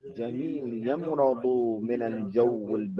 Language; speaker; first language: Arabic; non-native, learner; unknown